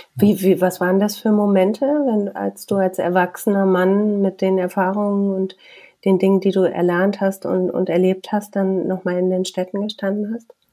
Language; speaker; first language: German; native; German